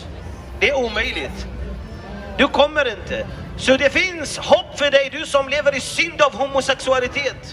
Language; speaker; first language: Swedish; non-native, fluent; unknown